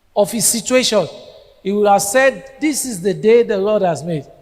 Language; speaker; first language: English; non-native, local second language; Yoruba